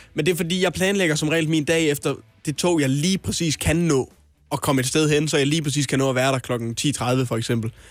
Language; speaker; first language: Danish; native; Danish